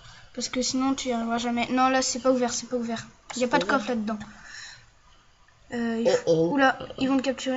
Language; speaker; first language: French; native; French